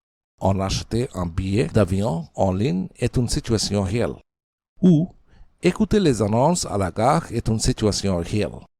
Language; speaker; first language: French; non-native, fluent; Bangla